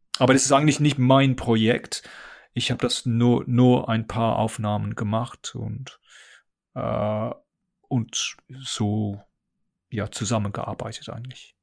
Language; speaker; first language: German; non-native, fluent; English